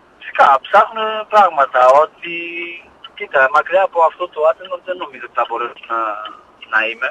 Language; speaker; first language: Greek; non-native, fluent; Portuguese